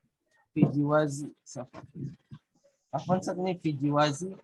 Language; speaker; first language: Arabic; non-native, learner; Indonesian